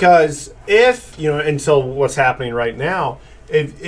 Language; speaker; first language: English; native; English